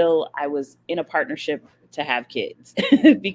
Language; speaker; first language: English; native; English